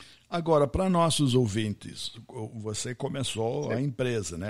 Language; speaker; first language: Portuguese; non-native, fluent; English